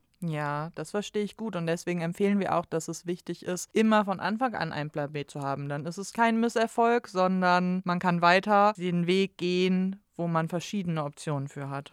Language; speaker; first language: German; native; German